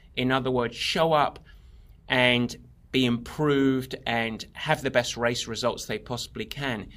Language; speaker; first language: English; native; English